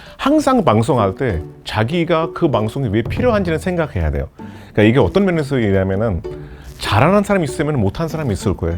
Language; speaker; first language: Korean; non-native, fluent; Hindi